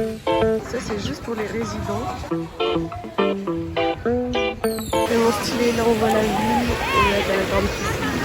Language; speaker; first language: French; native; French